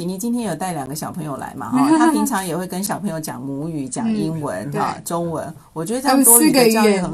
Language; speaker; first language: Chinese; native; Chinese